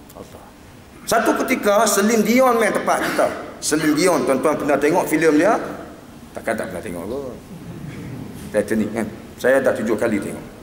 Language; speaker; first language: Malay; native; Malay